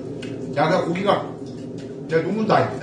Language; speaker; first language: Korean; native; Korean